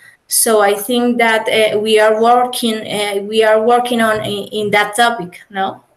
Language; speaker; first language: English; non-native, fluent; Spanish